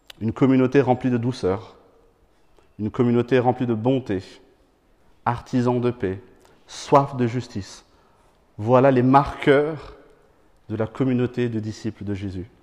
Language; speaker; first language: French; non-native, local second language; Malagasy